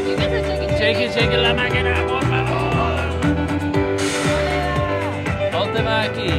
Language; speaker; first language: Spanish; non-native, learner; English